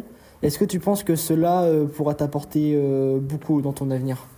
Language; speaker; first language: French; native; French